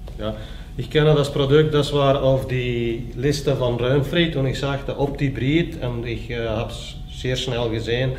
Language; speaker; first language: German; non-native, learner; Dutch